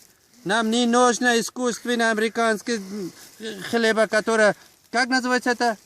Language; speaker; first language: Russian; non-native, learner; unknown